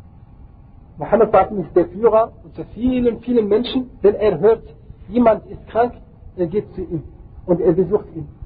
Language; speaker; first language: German; non-native, fluent; Arabic